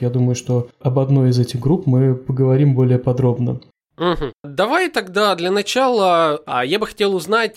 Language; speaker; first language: Russian; native; Russian